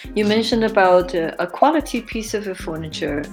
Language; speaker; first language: English; non-native, fluent; Chinese